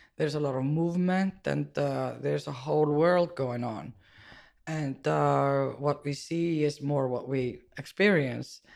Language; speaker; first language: English; non-native, fluent; Icelandic